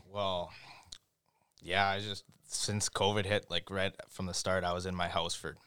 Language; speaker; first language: English; native; English